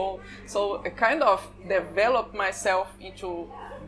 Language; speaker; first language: English; non-native, fluent; Portuguese